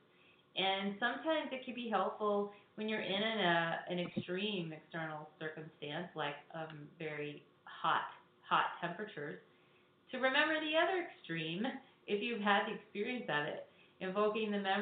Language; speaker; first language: English; native; English